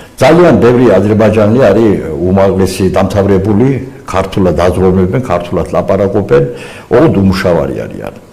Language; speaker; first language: Georgian; non-native, local second language; Azerbaijani